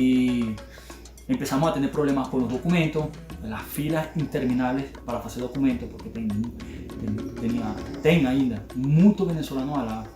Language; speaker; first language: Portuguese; non-native, learner; Spanish